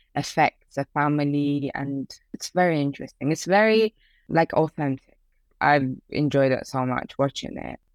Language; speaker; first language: English; early bilingual, other home language; Persian